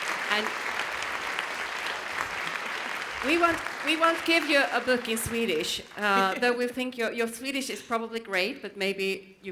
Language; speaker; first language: English; non-native, fluent; Swedish